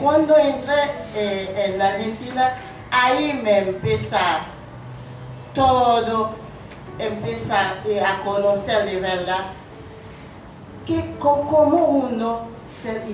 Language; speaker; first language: Spanish; non-native, learner; Haitian Creole